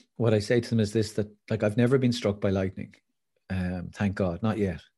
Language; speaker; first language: English; native; English